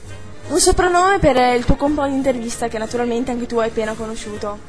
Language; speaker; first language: Italian; native; Italian